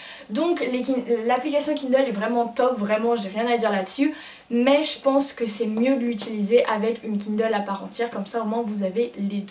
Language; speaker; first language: French; native; French